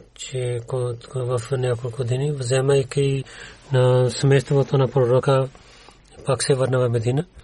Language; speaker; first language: Bulgarian; non-native, learner; Urdu